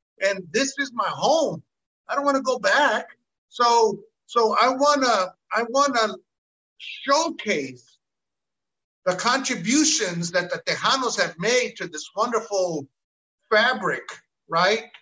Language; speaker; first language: English; early bilingual, other home language; Spanish